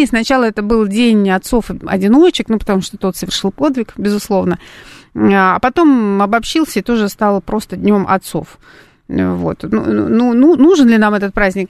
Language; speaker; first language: Russian; native; Russian